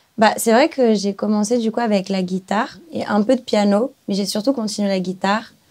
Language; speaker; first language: French; early bilingual, other home language; Portuguese